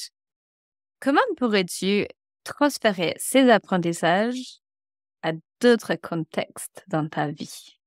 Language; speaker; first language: French; non-native, fluent; English